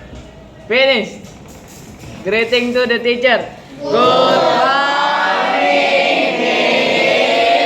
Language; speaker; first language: English; non-native, learner; Indonesian